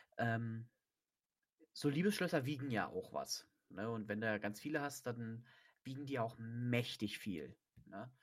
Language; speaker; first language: German; native; German